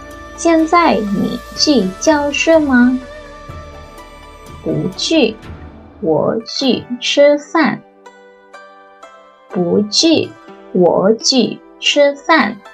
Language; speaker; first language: Chinese; non-native, fluent; Indonesian